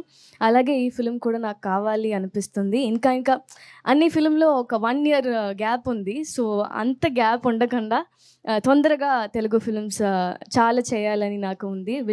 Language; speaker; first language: Telugu; non-native, fluent; Tamil